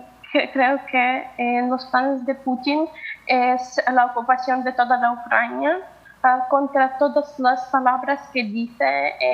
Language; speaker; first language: Spanish; non-native, fluent; Ukrainian